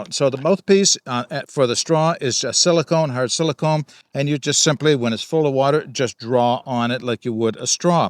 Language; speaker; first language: English; native; English